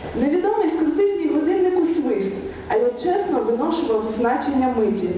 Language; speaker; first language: Ukrainian; native; Ukrainian